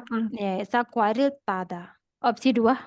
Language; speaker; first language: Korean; non-native, fluent; Indonesian